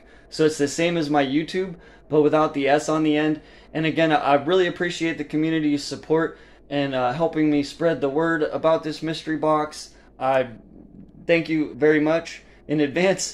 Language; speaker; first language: English; native; English